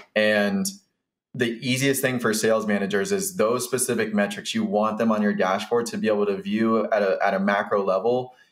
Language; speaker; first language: English; native; English